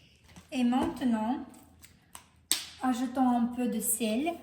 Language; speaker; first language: French; non-native, fluent; Russian